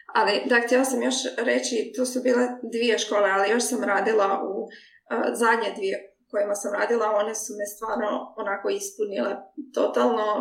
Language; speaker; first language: Croatian; native; Croatian